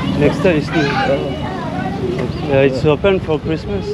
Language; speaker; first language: English; non-native, learner; French